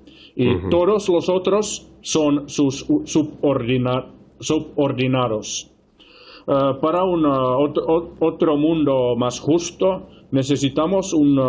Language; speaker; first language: Spanish; non-native, fluent; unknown